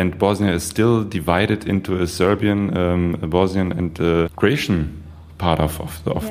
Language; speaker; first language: English; non-native, fluent; German